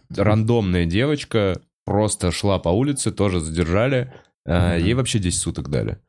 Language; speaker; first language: Russian; native; Russian